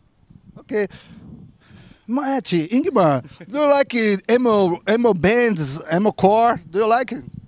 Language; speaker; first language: English; non-native, learner; Portuguese